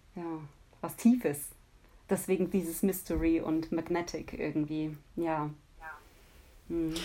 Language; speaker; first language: German; early bilingual, other home language; Polish